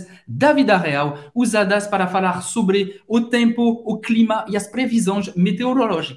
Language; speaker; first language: Portuguese; non-native, fluent; French